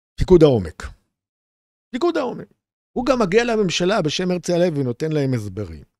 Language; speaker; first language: Hebrew; native; Hebrew